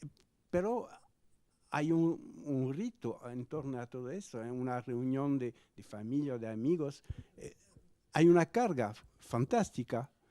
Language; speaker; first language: Spanish; non-native, fluent; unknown